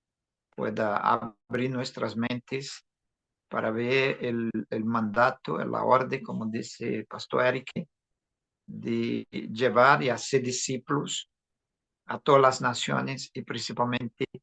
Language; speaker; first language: Spanish; non-native, fluent; Portuguese